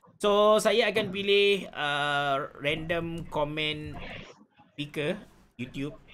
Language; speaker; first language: Malay; native; Malay